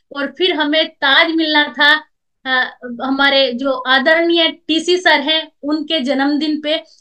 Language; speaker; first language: Hindi; native; Hindi